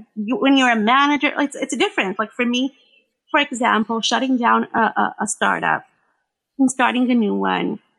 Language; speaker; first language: English; non-native, fluent; Hebrew